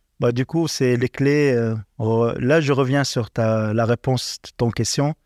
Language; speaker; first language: French; non-native, learner; Arabic